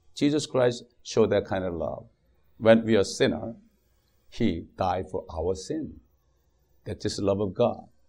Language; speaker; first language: English; non-native, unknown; Korean